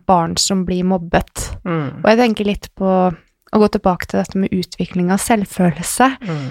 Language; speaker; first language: Norwegian; native; Norwegian